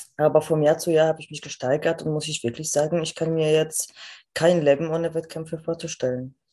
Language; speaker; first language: German; non-native, fluent; Polish